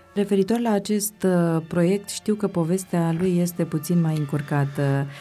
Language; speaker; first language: Romanian; native; Romanian